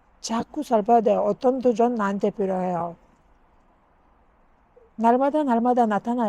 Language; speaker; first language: Korean; non-native, learner; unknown